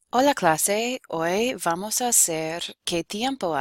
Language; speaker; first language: Spanish; non-native, fluent; English